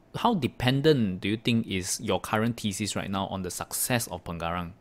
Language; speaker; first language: English; non-native, local second language; Chinese